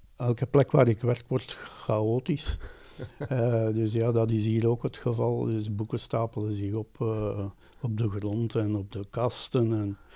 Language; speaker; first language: Dutch; native; Dutch